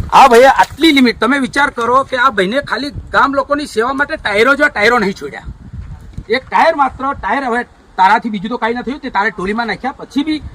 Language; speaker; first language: Gujarati; native; Gujarati